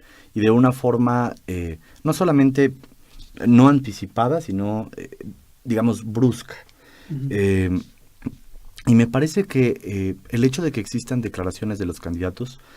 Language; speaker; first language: Spanish; native; Spanish